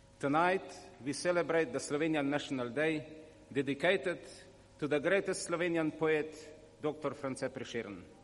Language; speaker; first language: English; non-native, fluent; Slovenian